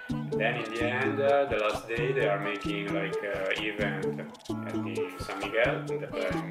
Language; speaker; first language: English; non-native, fluent; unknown